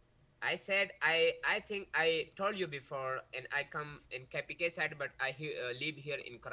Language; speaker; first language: English; non-native, learner; Pashto